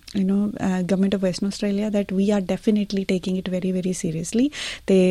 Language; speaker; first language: Punjabi; native; Punjabi